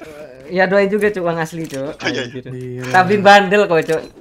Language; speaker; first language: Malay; non-native, local second language; Javanese